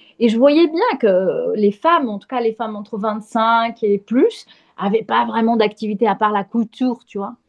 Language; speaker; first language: French; non-native, fluent; Portuguese